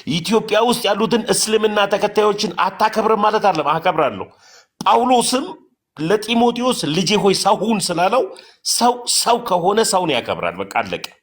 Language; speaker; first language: Amharic; non-native, local second language; Oromo